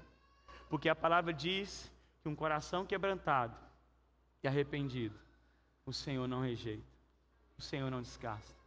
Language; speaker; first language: Portuguese; native; Portuguese